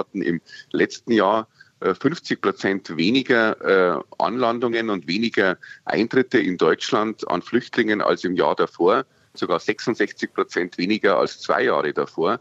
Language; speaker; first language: German; native; German